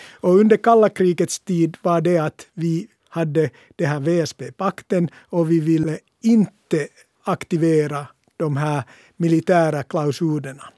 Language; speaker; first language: Swedish; non-native, local second language; Finnish